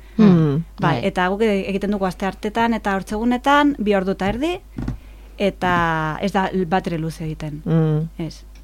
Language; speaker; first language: Basque; non-native, local second language; Spanish